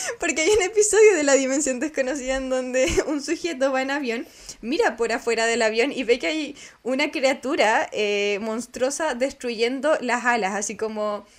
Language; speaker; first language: Spanish; native; Spanish